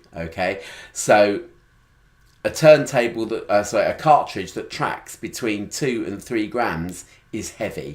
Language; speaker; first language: English; native; English